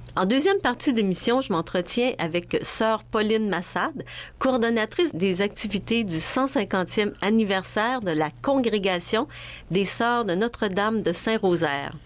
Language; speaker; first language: French; native; French